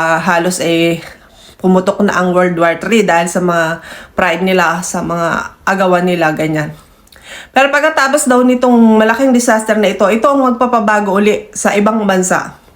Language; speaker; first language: Filipino; native; Filipino